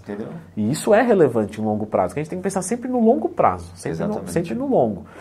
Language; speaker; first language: Portuguese; native; Portuguese